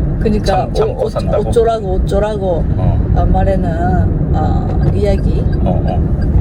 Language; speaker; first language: Korean; non-native, learner; Japanese